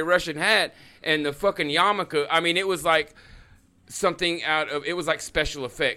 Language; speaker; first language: English; native; English